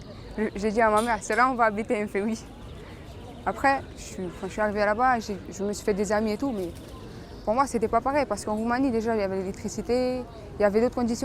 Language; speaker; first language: French; early bilingual, other home language; Romanian